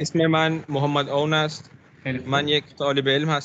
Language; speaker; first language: Persian; non-native, learner; Urdu